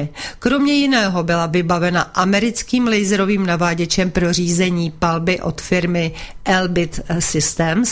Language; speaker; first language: Czech; native; Czech